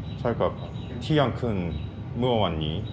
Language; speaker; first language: Thai; non-native, learner; Korean